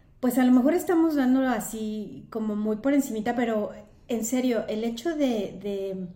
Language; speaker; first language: Spanish; native; Spanish